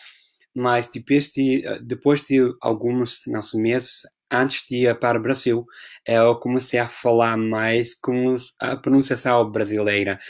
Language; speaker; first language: Portuguese; non-native, fluent; English